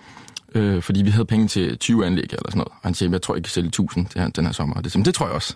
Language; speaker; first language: Danish; native; Danish